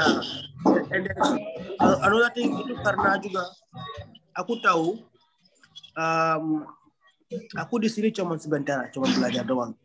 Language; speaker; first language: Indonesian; non-native, learner; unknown